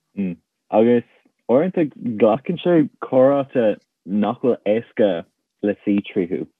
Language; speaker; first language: Irish; non-native, local second language; English